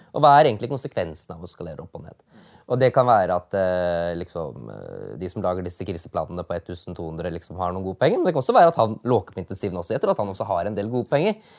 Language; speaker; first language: Norwegian; native; Norwegian